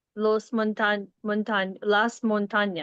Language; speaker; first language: Spanish; non-native, learner; English